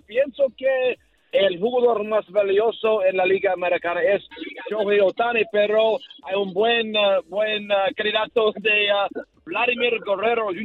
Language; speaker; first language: Spanish; non-native, learner; English